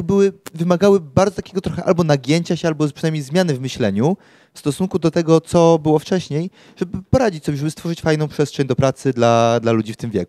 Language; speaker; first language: Polish; native; Polish